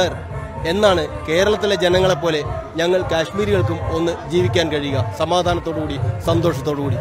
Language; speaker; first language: Malayalam; native; Malayalam